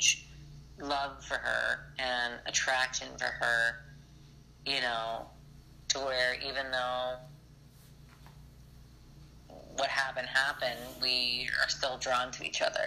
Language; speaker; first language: English; native; English